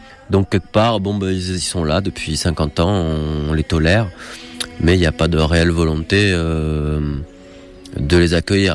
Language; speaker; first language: French; native; French